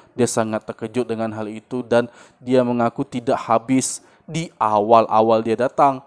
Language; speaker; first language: Indonesian; native; Indonesian